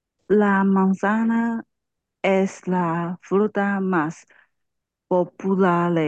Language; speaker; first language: Spanish; non-native, learner; Chinese